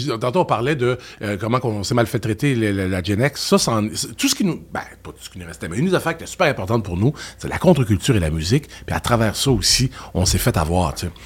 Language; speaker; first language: French; native; French